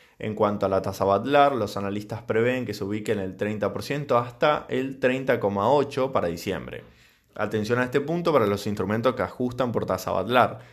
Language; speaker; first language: Spanish; native; Spanish